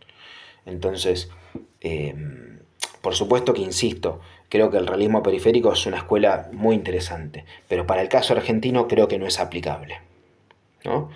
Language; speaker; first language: Spanish; native; Spanish